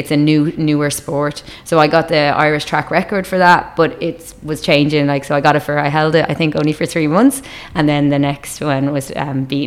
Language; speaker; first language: English; native; English